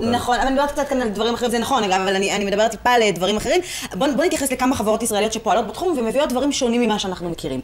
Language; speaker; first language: Hebrew; native; Hebrew